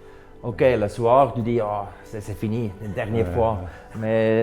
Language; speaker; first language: French; non-native, local second language; German